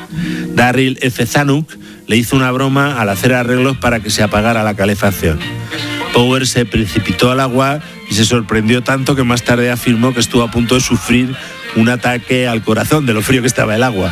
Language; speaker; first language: Spanish; native; Spanish